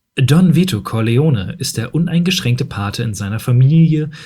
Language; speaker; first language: German; native; German